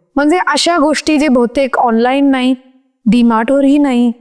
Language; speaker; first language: Marathi; non-native, local second language; Hindi